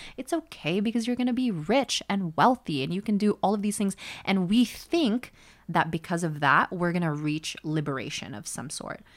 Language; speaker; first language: English; early bilingual, other home language; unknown